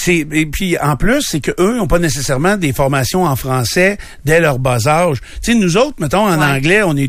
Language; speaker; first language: French; native; French